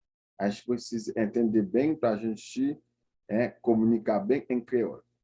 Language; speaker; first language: Portuguese; non-native, fluent; Haitian Creole